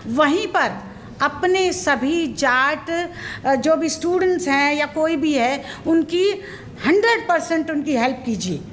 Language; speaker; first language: Hindi; native; Hindi